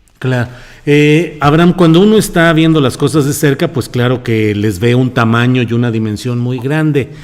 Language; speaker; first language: Spanish; native; Spanish